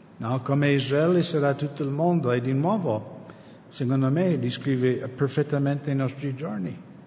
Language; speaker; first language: Italian; non-native, fluent; English